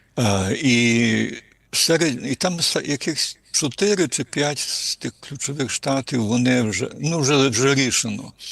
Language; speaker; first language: Ukrainian; early bilingual, heritage; Ukrainian